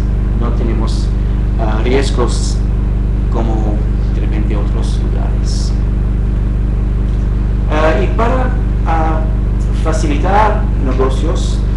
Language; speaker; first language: Spanish; non-native, fluent; English